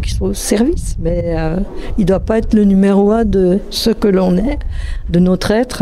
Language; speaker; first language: French; native; French